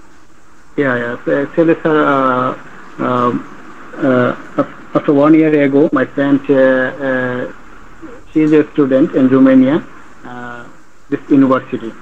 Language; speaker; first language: English; non-native, learner; Bangla